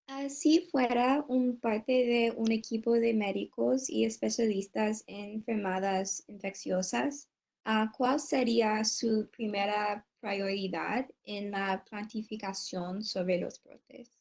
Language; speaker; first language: Spanish; non-native, learner; English